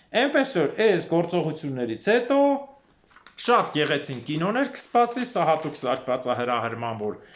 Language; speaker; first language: Armenian; native; Armenian